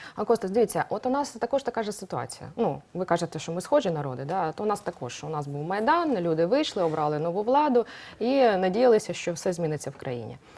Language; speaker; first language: Ukrainian; native; Ukrainian